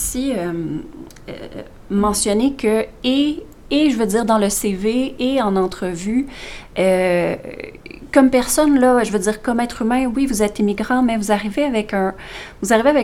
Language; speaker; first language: French; native; French